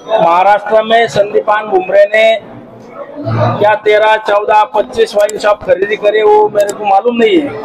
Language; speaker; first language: Hindi; non-native, local second language; Marathi